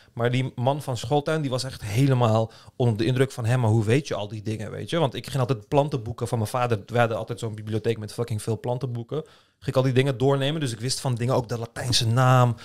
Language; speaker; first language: Dutch; early bilingual, other home language; Turkish